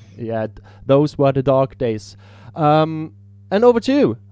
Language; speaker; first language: English; non-native, fluent; Swedish